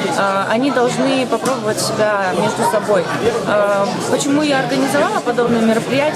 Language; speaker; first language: Russian; native; Russian